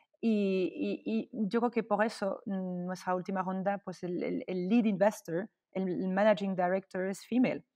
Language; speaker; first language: Spanish; non-native, fluent; French